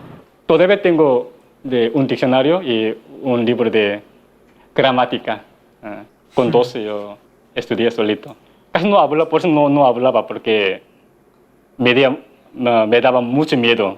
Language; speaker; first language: Spanish; non-native, learner; Korean